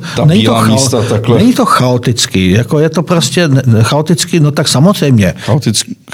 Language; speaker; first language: Czech; native; Czech